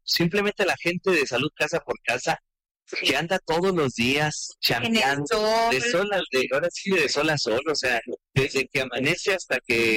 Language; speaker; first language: Spanish; native; Spanish